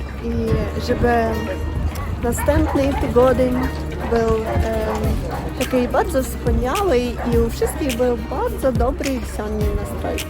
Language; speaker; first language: Polish; non-native, learner; Russian